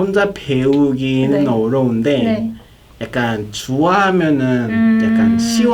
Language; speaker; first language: Korean; non-native, fluent; Kinyarwanda